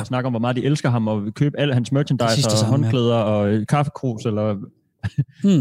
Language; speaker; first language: Danish; native; Danish